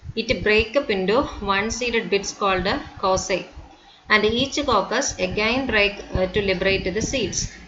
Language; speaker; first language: English; non-native, local second language; Malayalam